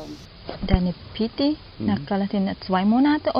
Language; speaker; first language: German; non-native, learner; Thai